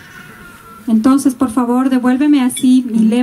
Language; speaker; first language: Spanish; native; Spanish